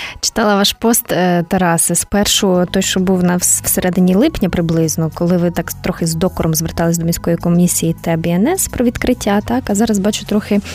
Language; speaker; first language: Ukrainian; native; Ukrainian